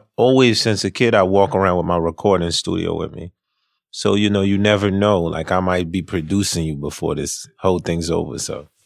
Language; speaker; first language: English; early bilingual, other home language; Haitian Creole